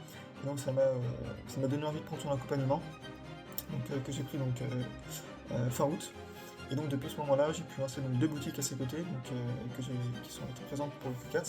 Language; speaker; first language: French; native; French